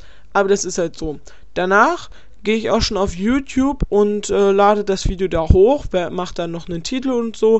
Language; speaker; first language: German; native; German